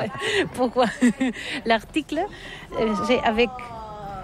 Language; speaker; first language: French; non-native, learner; Catalan